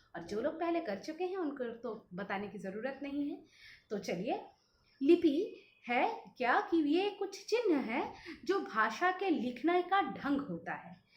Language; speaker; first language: Hindi; non-native, local second language; Bangla